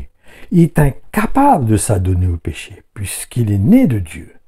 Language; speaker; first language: French; native; French